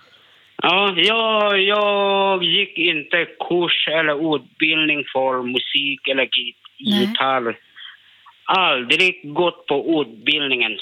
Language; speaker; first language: Swedish; non-native, learner; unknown